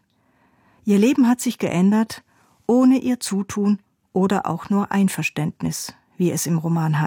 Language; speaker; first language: German; native; German